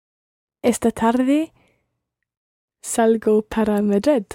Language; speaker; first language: Spanish; non-native, learner; English